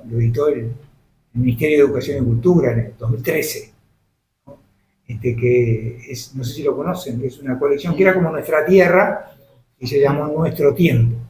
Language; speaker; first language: Spanish; native; Spanish